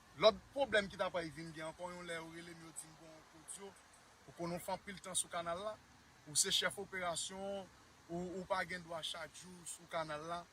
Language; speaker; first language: Haitian Creole; native; Haitian Creole